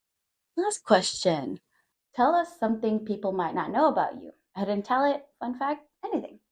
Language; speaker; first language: English; native; English